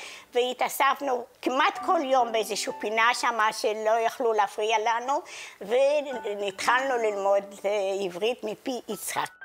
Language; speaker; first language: Hebrew; non-native, fluent; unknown